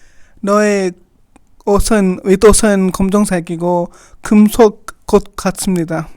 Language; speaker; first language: Korean; non-native, fluent; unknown